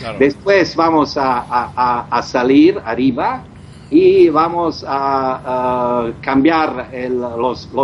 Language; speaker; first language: Spanish; non-native, learner; Croatian